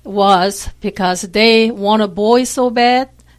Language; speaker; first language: English; non-native, fluent; Korean